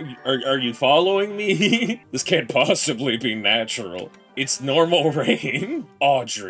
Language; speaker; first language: English; native; English